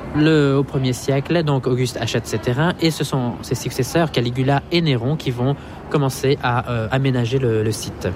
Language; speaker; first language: French; native; French